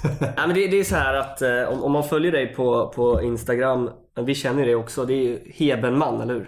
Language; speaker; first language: Swedish; native; Swedish